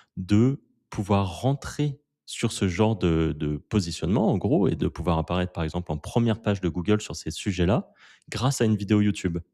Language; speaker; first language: French; native; French